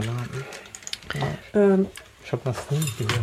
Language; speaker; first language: German; non-native, learner; Arabic